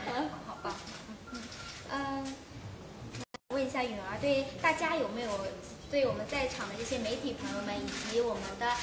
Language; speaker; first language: Chinese; native; Chinese